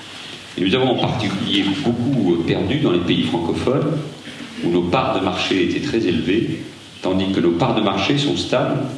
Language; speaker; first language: French; native; French